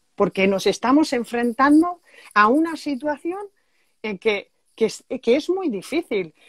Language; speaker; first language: Spanish; native; Spanish